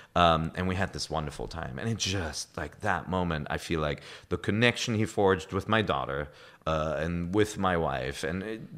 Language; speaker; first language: English; non-native, fluent; German